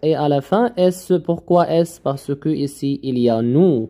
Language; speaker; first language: French; non-native, learner; Arabic